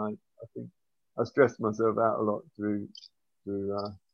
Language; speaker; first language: English; native; English